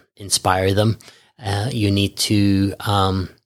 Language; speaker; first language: English; early bilingual, other home language; Norwegian